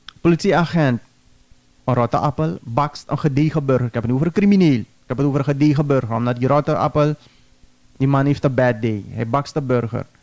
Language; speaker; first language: Dutch; native; Dutch